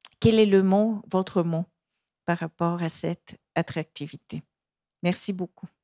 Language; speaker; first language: French; non-native, fluent; Bulgarian